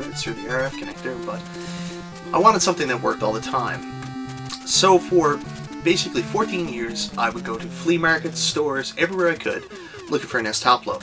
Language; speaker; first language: English; native; English